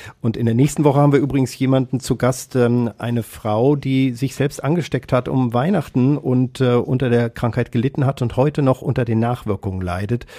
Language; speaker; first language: German; native; German